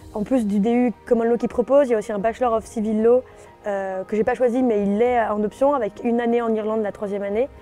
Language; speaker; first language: French; native; French